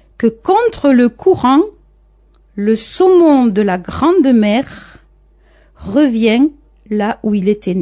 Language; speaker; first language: French; native; French